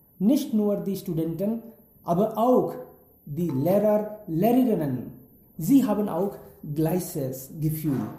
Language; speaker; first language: German; non-native, fluent; Hindi